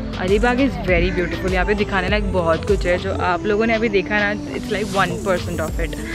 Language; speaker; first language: Hindi; non-native, local second language; Marathi